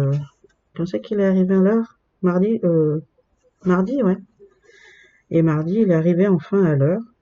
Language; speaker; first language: French; native; French